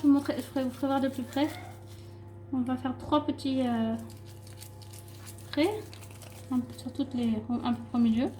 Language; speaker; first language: French; native; French